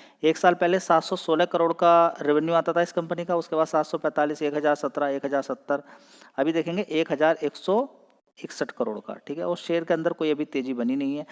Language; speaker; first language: Hindi; native; Hindi